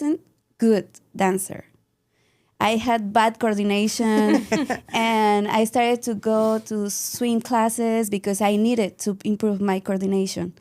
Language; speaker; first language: English; non-native, learner; Spanish